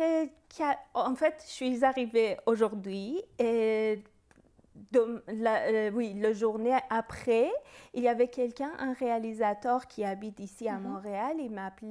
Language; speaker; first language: French; non-native, fluent; Persian